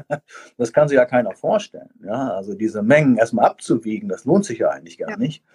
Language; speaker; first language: German; native; German